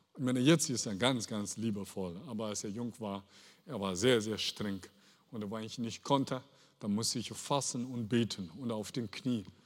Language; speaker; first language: German; non-native, fluent; Chinese